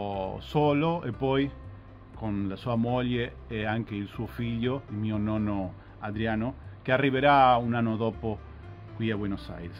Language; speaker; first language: Italian; non-native, fluent; Spanish